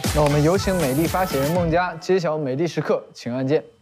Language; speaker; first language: Chinese; native; Chinese